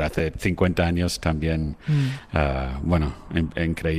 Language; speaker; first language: Spanish; non-native, fluent; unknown